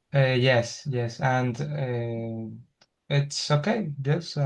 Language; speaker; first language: English; non-native, learner; Spanish